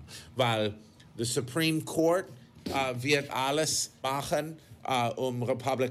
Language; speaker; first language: German; non-native, fluent; English